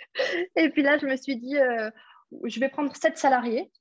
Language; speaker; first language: French; early bilingual, other home language; English